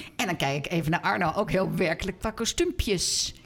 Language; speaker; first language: Dutch; native; Dutch